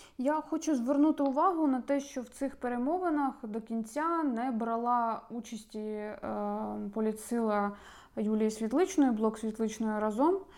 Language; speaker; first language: Ukrainian; native; Ukrainian